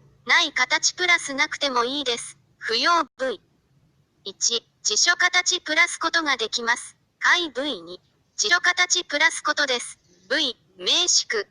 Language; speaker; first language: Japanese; non-native, fluent; Chinese